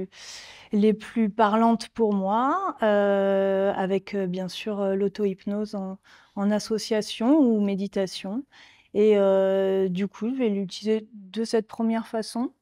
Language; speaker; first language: French; native; French